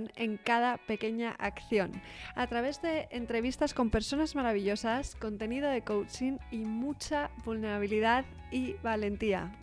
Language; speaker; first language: Spanish; native; Spanish